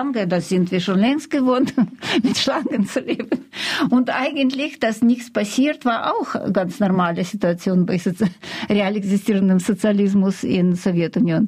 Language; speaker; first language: German; non-native, fluent; Russian